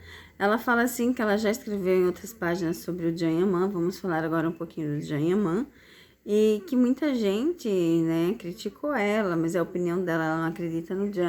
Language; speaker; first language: Portuguese; native; Portuguese